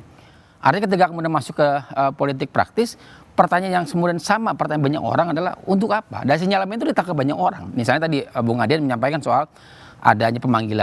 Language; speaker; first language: Indonesian; native; Indonesian